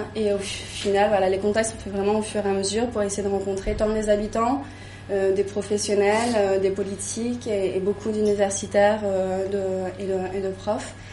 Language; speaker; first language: French; native; French